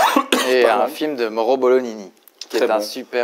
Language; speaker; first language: French; native; French